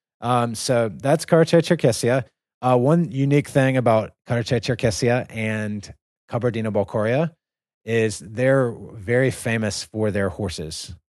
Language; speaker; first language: English; native; English